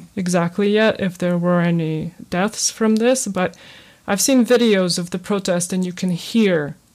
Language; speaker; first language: English; early bilingual, other home language; Ukrainian